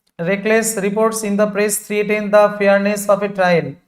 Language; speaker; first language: English; non-native, local second language; Bangla